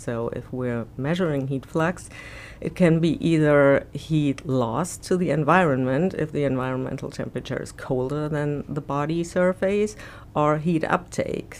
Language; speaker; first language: English; non-native, fluent; German